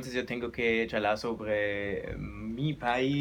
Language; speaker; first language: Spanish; non-native, learner; German